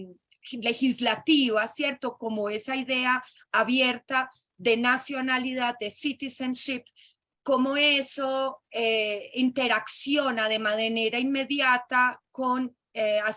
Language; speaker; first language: Spanish; native; Spanish